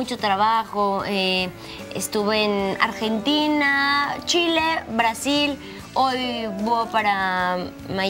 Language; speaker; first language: Portuguese; non-native, learner; Spanish